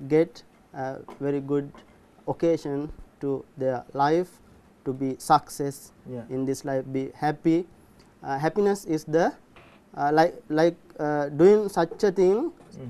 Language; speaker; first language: English; non-native, learner; Sinhala